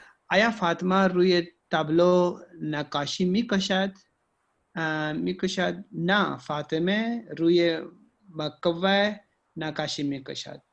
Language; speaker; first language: Persian; non-native, learner; Urdu